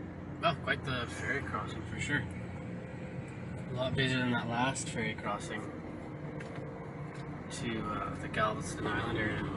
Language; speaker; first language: English; native; English